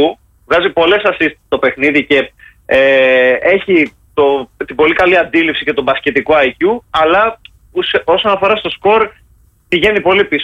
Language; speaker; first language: Greek; native; Greek